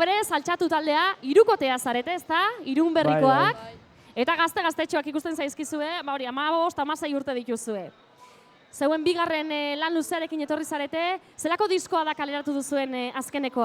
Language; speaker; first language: Basque; native; Basque